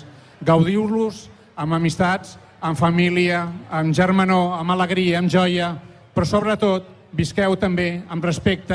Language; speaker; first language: Catalan; native; Catalan